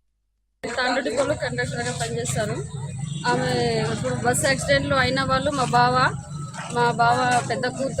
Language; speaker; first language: Telugu; native; Telugu